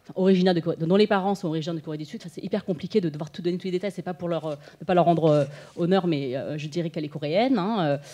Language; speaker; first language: French; native; French